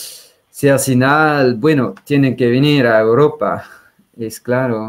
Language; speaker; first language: Spanish; non-native, fluent; Swiss German